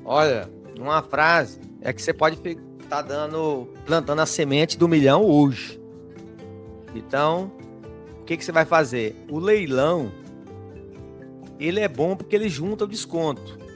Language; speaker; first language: Portuguese; native; Portuguese